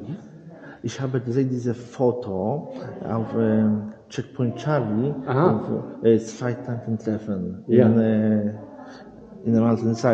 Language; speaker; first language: German; non-native, learner; Polish